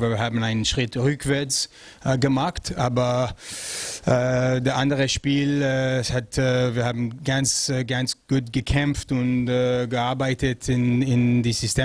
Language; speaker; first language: German; non-native, learner; French